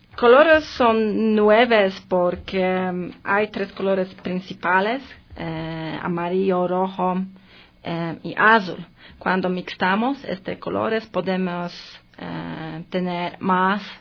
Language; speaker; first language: Spanish; non-native, learner; Polish